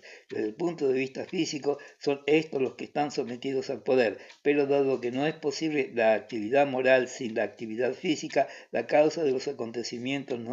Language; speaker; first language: Spanish; native; Spanish